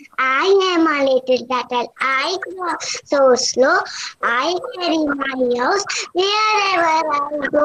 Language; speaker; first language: English; non-native, learner; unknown